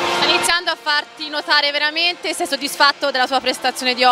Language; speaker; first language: Italian; native; Italian